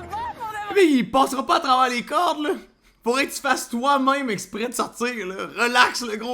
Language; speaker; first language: French; native; French